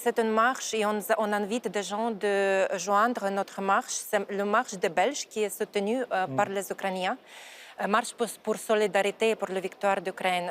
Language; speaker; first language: French; non-native, fluent; Ukrainian